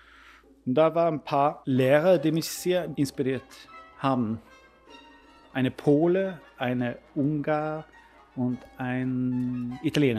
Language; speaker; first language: German; non-native, fluent; Swedish